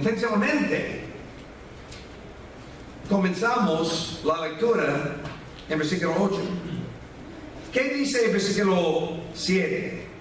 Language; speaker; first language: Spanish; non-native, fluent; English